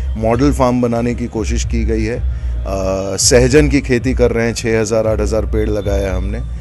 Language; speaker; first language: Hindi; native; Hindi